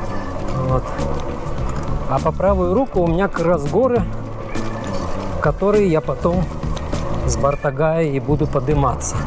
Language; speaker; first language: Russian; native; Russian